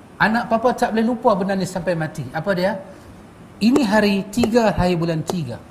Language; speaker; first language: Malay; native; Malay